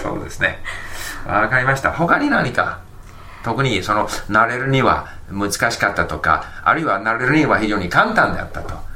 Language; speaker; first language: Japanese; native; Japanese